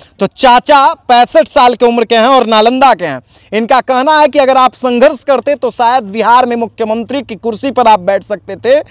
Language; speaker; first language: Hindi; native; Hindi